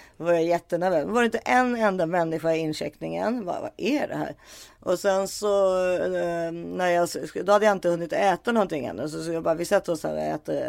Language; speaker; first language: Swedish; native; Swedish